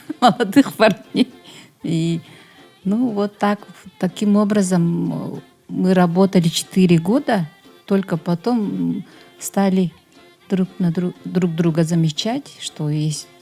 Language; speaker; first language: Russian; non-native, local second language; Yakut